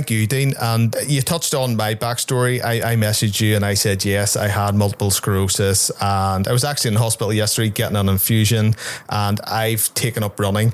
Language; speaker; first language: English; native; English